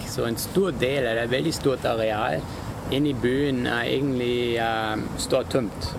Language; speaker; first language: Norwegian; non-native, fluent; German